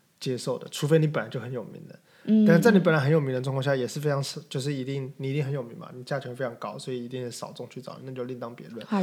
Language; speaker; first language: Chinese; native; Chinese